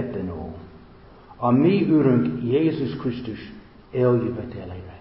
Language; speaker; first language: Hungarian; non-native, fluent; English